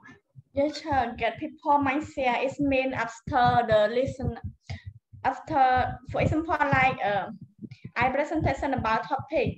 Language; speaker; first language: English; non-native, learner; Khmer